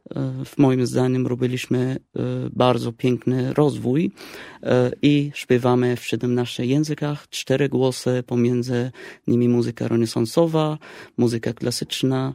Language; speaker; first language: Polish; non-native, fluent; Arabic